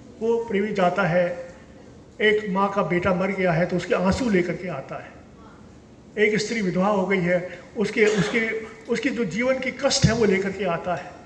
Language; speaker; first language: Hindi; native; Hindi